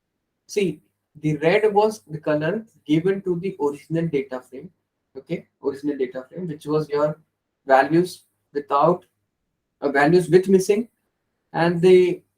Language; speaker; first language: English; non-native, local second language; Hindi